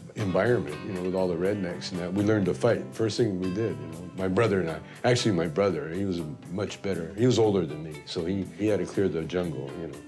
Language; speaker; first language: English; native; English